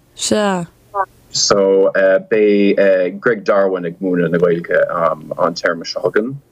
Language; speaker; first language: Irish; non-native, fluent; English